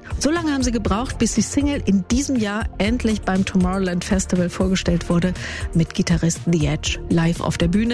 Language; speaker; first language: German; native; German